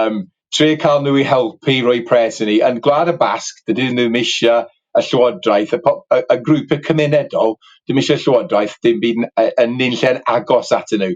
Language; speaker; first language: Welsh; native; Welsh